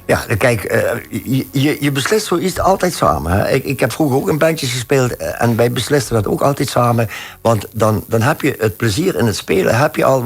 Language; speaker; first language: Dutch; native; Dutch